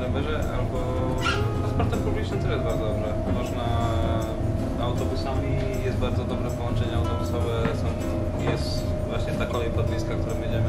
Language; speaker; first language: Polish; native; Polish